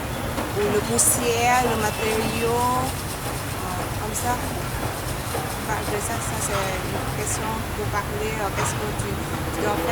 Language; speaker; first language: French; non-native, learner; Vietnamese